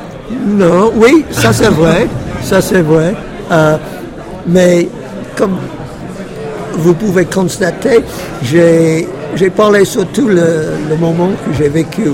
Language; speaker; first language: French; non-native, fluent; English